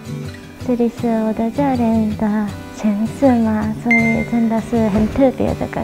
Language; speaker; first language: Chinese; non-native, fluent; Japanese